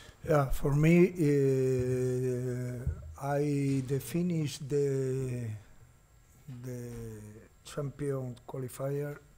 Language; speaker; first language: English; non-native, learner; Portuguese